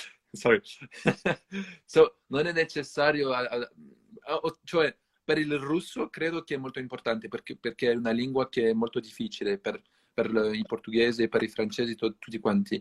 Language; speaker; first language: English; non-native, fluent; French